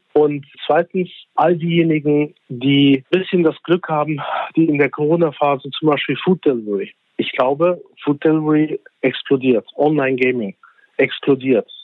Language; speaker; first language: German; early bilingual, other home language; Turkish